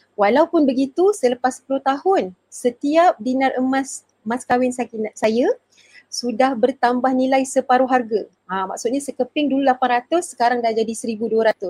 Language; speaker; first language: Malay; native; Malay